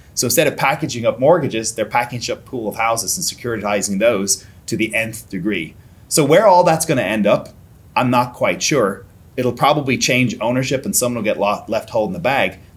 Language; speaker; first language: English; native; English